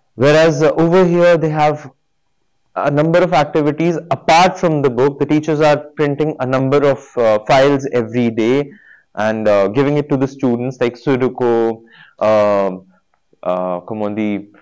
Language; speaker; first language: English; non-native, local second language; Hindi